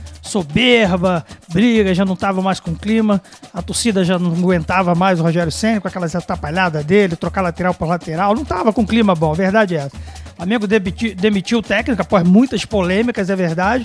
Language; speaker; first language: Portuguese; native; Portuguese